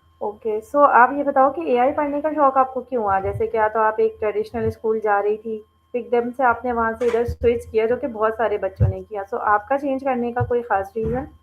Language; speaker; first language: Urdu; native; Urdu